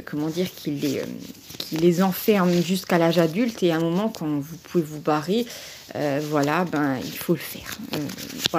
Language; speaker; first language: French; native; French